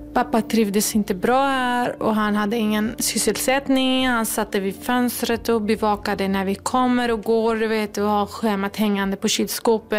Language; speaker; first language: Swedish; non-native, fluent; Kurdish